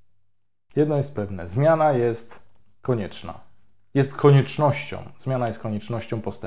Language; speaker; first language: Polish; native; Polish